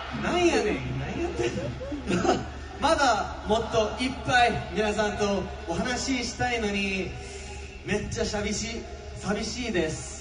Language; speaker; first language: Japanese; non-native, learner; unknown